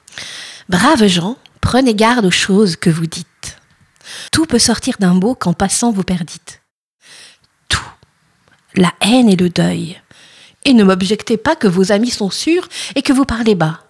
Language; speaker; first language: French; native; French